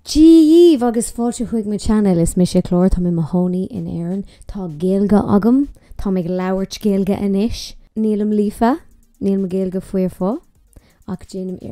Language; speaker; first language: Irish; non-native, learner; English